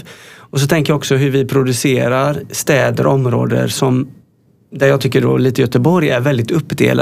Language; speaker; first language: Swedish; native; Swedish